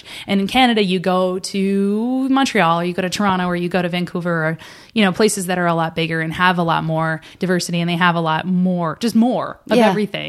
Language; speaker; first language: English; native; English